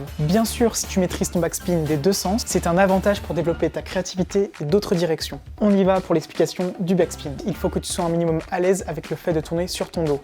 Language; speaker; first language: French; native; French